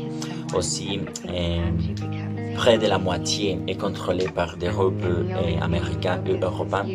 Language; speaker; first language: French; non-native, learner; Spanish